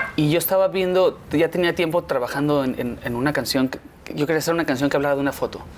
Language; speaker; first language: Spanish; native; Spanish